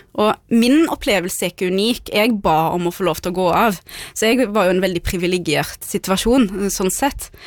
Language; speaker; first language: Norwegian; early bilingual, other home language; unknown